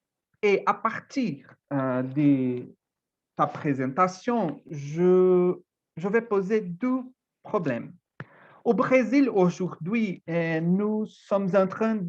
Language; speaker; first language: French; non-native, fluent; Portuguese